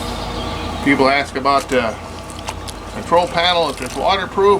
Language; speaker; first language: English; native; English